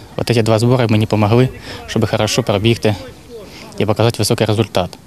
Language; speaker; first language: Ukrainian; native; Ukrainian